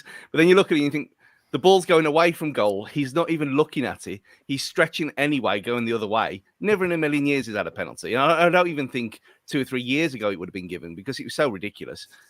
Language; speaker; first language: English; native; English